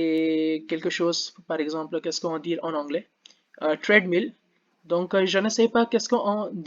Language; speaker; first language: French; non-native, learner; Hindi